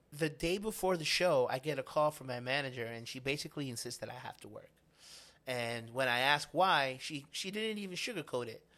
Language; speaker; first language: English; native; English